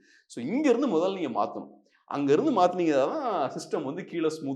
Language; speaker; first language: Tamil; native; Tamil